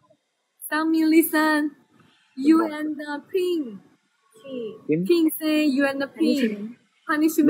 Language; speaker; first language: English; non-native, learner; Chinese